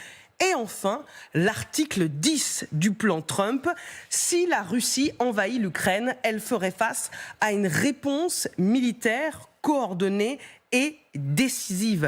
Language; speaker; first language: French; native; French